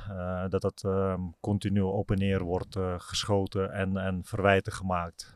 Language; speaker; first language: Dutch; non-native, fluent; Russian